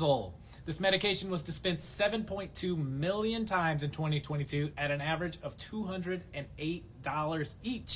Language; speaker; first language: English; native; English